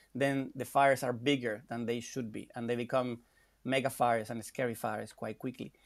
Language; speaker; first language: English; non-native, fluent; Spanish